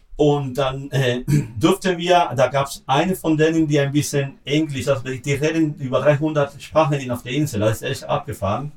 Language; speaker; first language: German; non-native, learner; Spanish